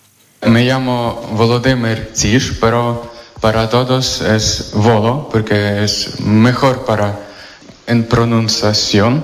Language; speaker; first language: Spanish; non-native, fluent; Ukrainian